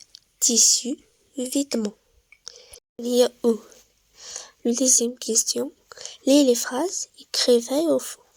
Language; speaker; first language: French; non-native, local second language; Arabic